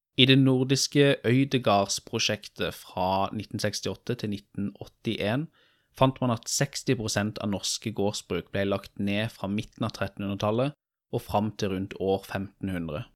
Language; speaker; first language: Norwegian; native; Norwegian